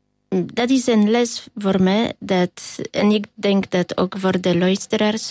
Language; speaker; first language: Dutch; non-native, learner; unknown